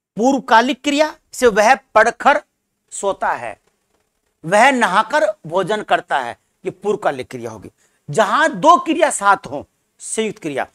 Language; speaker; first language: Hindi; native; Hindi